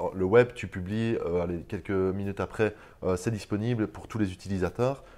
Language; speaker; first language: French; native; French